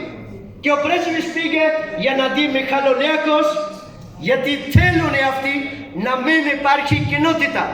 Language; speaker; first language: Greek; non-native, fluent; Urdu